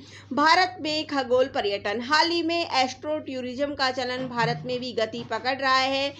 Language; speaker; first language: Hindi; native; Hindi